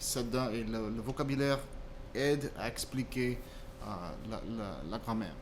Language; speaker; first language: French; non-native, fluent; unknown